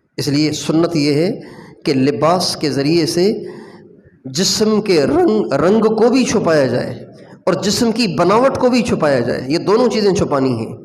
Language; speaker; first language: Urdu; non-native, local second language; Sindhi